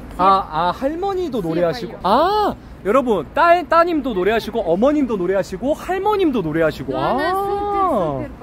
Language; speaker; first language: Korean; native; Korean